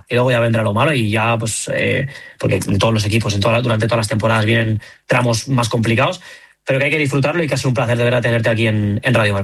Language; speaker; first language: Spanish; native; Spanish